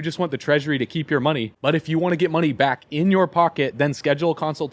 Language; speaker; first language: English; native; English